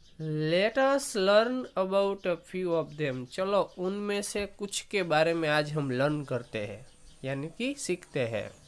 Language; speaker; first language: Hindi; non-native, local second language; Gujarati